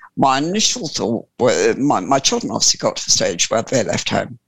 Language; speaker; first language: English; native; English